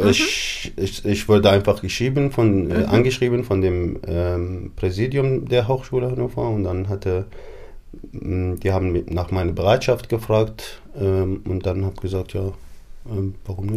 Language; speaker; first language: German; non-native, fluent; Arabic